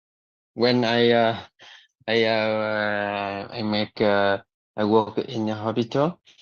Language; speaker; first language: English; non-native, learner; Vietnamese